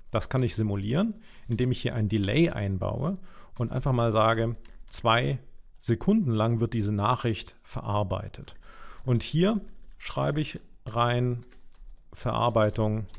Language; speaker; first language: German; native; German